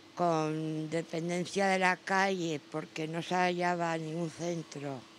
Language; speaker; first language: Spanish; native; Spanish